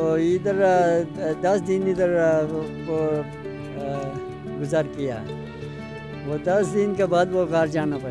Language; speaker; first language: Hindi; non-native, local second language; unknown